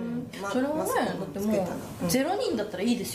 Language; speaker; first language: Japanese; native; Japanese